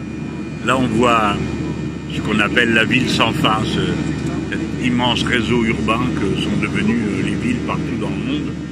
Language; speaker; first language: French; native; French